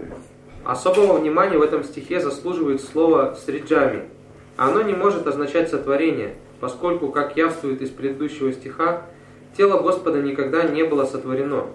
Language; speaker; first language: Russian; native; Russian